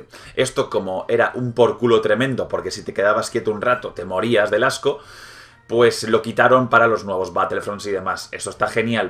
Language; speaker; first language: Spanish; native; Spanish